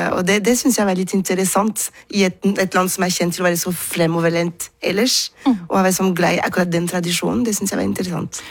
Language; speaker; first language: Norwegian; non-native, fluent; French